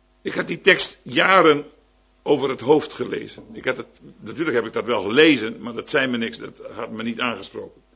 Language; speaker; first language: Dutch; native; Dutch